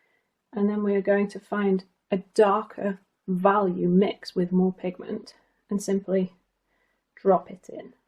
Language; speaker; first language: English; native; English